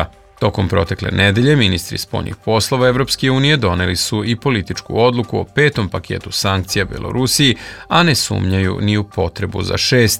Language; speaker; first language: Serbian; native; Serbian